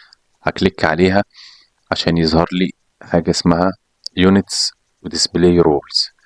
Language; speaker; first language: Arabic; native; Arabic